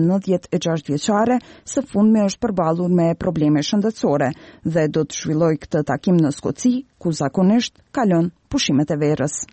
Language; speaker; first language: Albanian; native; Albanian